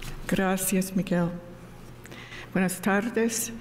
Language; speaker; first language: Spanish; non-native, learner; English